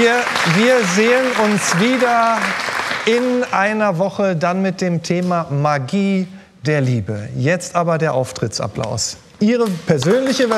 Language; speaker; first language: German; native; German